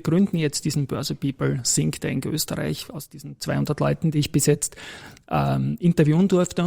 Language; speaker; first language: German; native; German